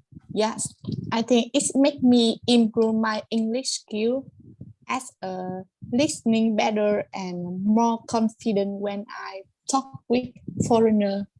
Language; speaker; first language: English; non-native, learner; Vietnamese